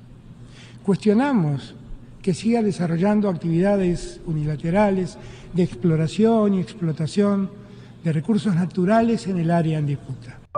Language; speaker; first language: Spanish; native; Spanish